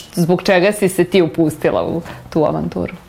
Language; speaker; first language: Serbian; native; Serbian